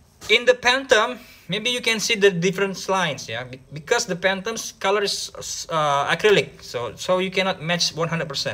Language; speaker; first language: English; non-native, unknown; Indonesian